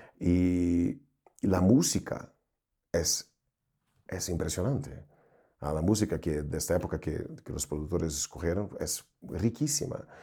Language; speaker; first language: Spanish; non-native, fluent; Portuguese